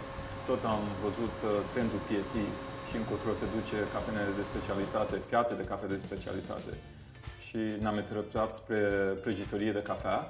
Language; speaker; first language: Romanian; non-native, fluent; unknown